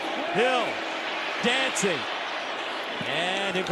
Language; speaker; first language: English; native; English